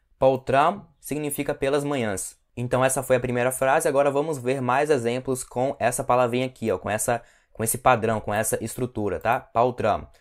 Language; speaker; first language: Portuguese; native; Portuguese